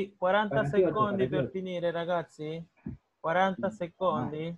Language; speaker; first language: Italian; non-native, fluent; Spanish